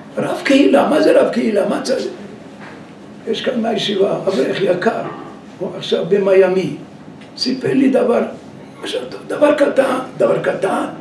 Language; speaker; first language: Hebrew; native; Hebrew